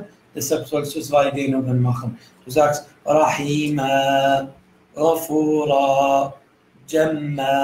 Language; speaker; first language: German; non-native, fluent; Arabic